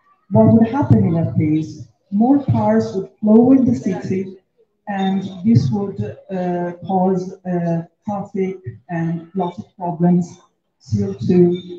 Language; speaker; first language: English; non-native, fluent; Italian